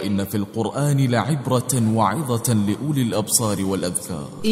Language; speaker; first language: Arabic; native; Arabic